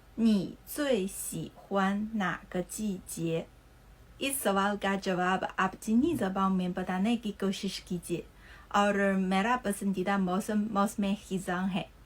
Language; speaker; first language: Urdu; native; Urdu